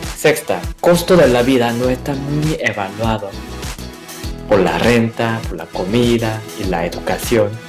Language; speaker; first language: Spanish; non-native, fluent; Korean